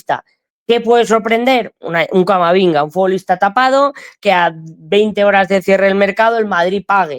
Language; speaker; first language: Spanish; native; Spanish